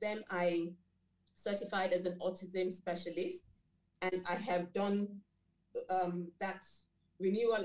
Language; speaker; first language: English; non-native, local second language; Yoruba